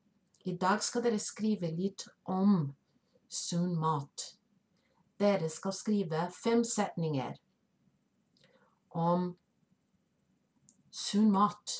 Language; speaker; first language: Norwegian; non-native, fluent; Spanish